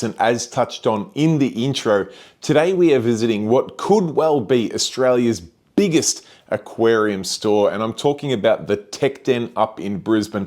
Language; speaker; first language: English; native; English